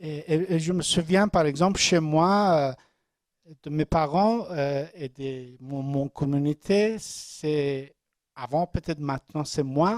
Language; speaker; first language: French; non-native, learner; Persian